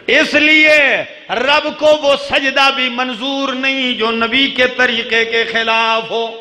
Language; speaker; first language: Urdu; non-native, local second language; Punjabi